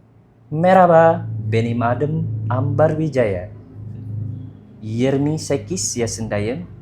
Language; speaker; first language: Turkish; non-native, learner; Indonesian